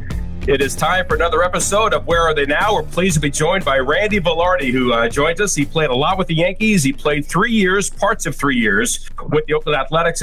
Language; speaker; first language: English; native; English